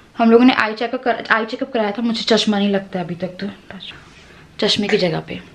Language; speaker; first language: Hindi; native; Hindi